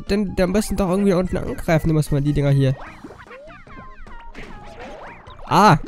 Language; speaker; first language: German; native; German